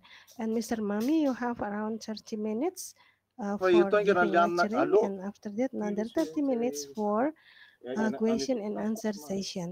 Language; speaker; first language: English; non-native, learner; Indonesian